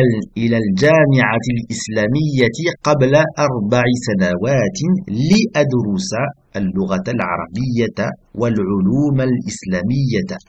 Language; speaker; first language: Arabic; non-native, fluent; French